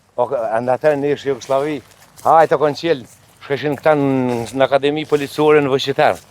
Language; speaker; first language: Albanian; native; Albanian